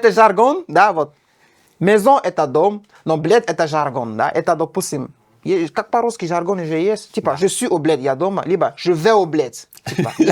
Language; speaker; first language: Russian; non-native, fluent; French